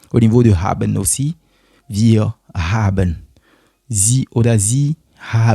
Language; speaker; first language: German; non-native, learner; French